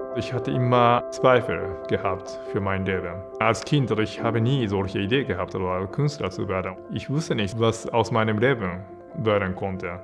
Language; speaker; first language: German; non-native, fluent; Japanese